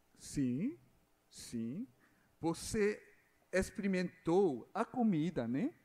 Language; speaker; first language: Portuguese; non-native, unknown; Korean